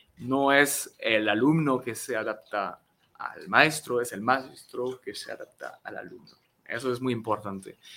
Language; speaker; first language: Spanish; non-native, fluent; French